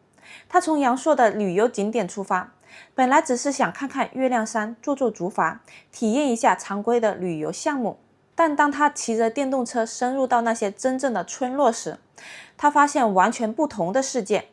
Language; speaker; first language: Chinese; native; Chinese